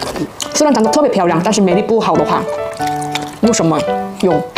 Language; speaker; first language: Chinese; non-native, learner; Korean